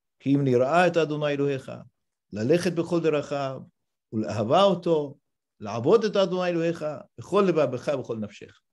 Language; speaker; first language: Hebrew; non-native, fluent; English